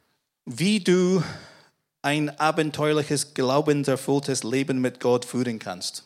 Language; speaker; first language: German; non-native, fluent; English